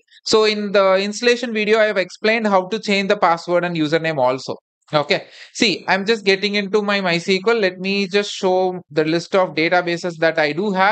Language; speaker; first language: English; non-native, local second language; Tamil